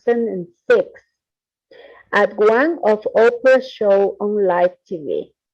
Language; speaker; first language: English; non-native, fluent; Spanish